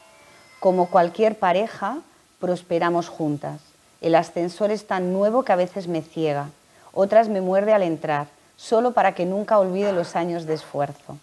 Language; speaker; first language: Spanish; native; Spanish